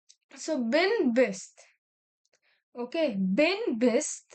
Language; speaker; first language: German; non-native, fluent; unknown